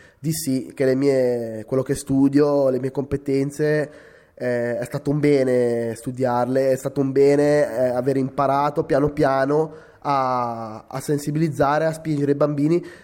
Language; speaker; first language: Italian; native; Italian